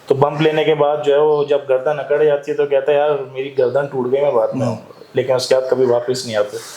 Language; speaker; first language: Hindi; non-native, learner; Nepali